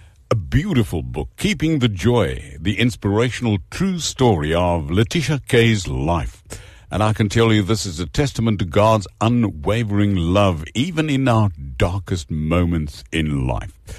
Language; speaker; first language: English; non-native, local second language; Afrikaans